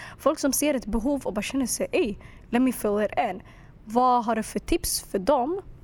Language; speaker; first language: Swedish; early bilingual, other home language; Arabic